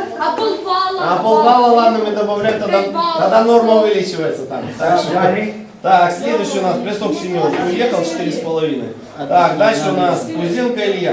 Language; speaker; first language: Russian; non-native, local second language; Ukrainian